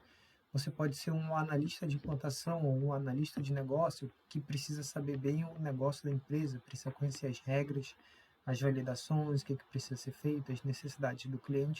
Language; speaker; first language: Portuguese; native; Portuguese